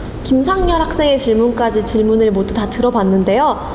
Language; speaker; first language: Korean; native; Korean